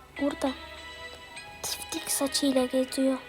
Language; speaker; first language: Turkish; native; Turkish